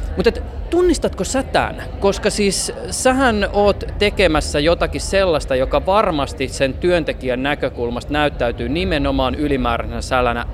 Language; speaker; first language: Finnish; native; Finnish